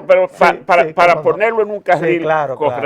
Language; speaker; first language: Spanish; native; Spanish